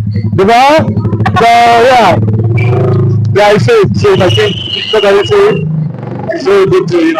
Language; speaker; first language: English; non-native, fluent; French